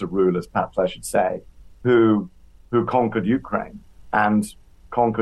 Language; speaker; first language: English; native; English